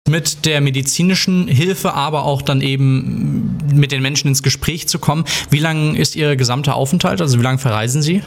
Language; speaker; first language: German; native; German